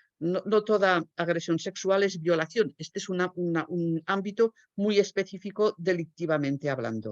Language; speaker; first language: Spanish; native; Spanish